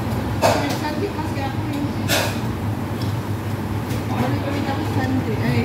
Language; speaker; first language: Filipino; non-native, local second language; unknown